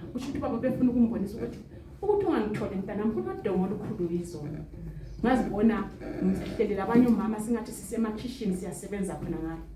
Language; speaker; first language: Zulu; non-native, local second language; Xhosa